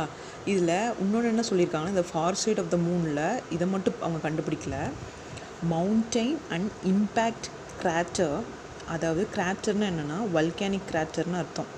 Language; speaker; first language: Tamil; native; Tamil